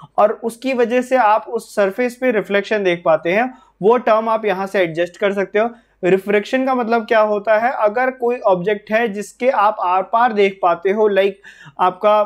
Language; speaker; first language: Hindi; native; Hindi